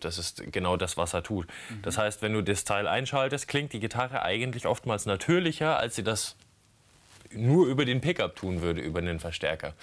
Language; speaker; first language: German; native; German